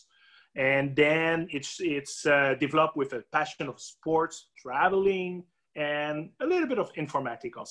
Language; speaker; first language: English; native; English